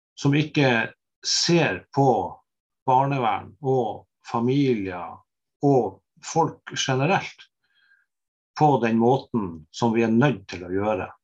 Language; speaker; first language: Norwegian; native; Norwegian